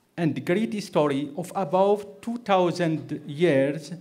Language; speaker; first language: English; non-native, fluent; Arabic